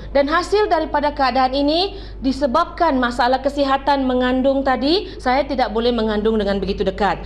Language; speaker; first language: Malay; native; Malay